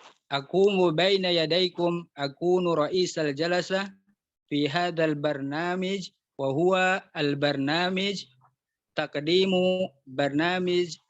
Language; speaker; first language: Arabic; non-native, fluent; Indonesian